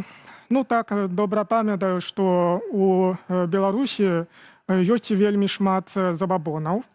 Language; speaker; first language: Belarusian; non-native, fluent; Chinese